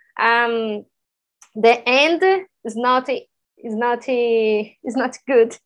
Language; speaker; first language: English; non-native, learner; Portuguese